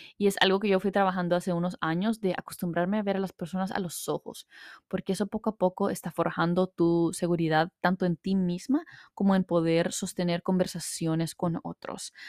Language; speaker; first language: Spanish; early bilingual, heritage; Spanish